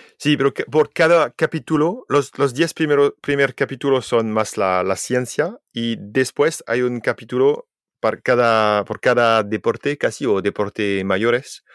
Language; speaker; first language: Spanish; non-native, fluent; French